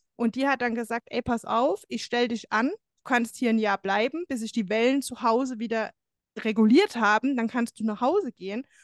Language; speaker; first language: German; native; German